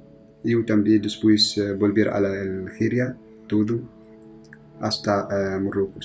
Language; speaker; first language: Spanish; non-native, learner; Arabic